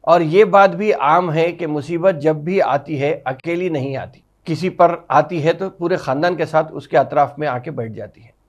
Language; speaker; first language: Hindi; non-native, local second language; Urdu